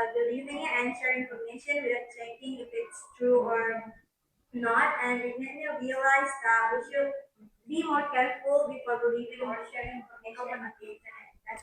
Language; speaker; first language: English; non-native, learner; Indonesian